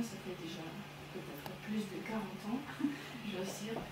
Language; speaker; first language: French; non-native, fluent; Bulgarian